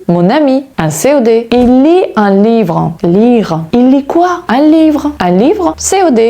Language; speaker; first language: French; non-native, fluent; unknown